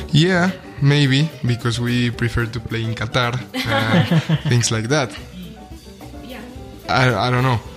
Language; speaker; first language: English; non-native, fluent; Spanish